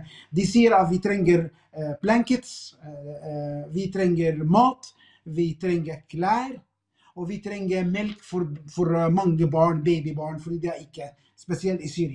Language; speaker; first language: Swedish; non-native, fluent; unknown